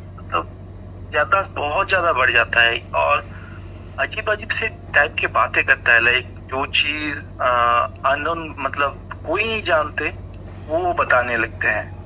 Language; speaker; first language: Hindi; non-native, local second language; Bangla